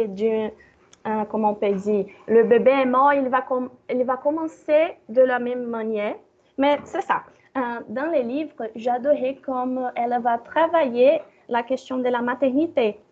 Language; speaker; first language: French; non-native, learner; Portuguese